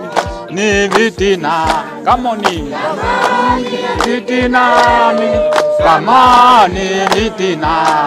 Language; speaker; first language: Vietnamese; non-native, learner; Portuguese